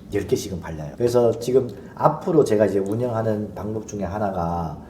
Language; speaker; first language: Korean; early bilingual, heritage; Korean